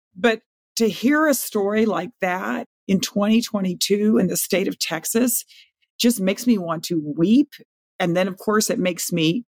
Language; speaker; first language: English; native; English